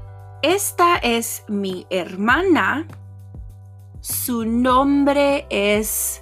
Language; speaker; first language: Spanish; non-native, learner; English